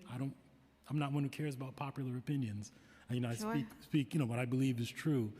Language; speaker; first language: English; native; English